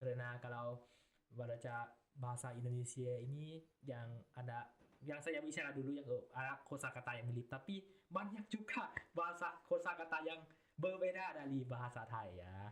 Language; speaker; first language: Indonesian; non-native, learner; Thai